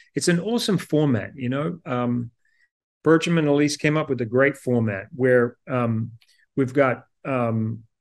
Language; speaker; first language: English; native; English